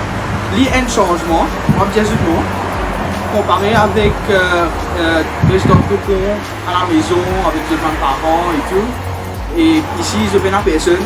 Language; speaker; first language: French; non-native, local second language; Morisyen